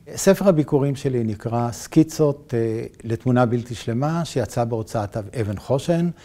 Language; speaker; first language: Hebrew; native; Hebrew